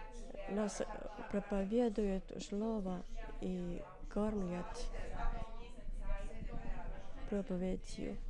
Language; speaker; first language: Russian; non-native, learner; Finnish